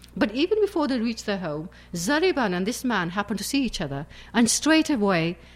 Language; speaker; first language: English; native; English